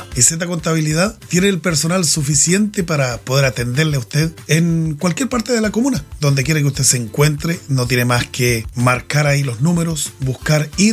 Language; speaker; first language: Spanish; native; Spanish